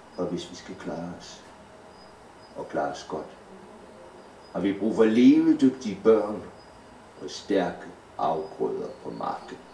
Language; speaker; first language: Danish; native; Danish